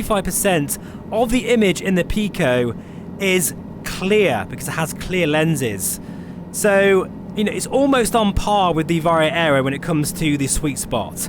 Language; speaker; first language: English; native; English